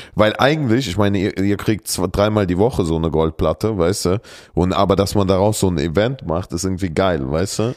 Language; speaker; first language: German; early bilingual, other home language; Russian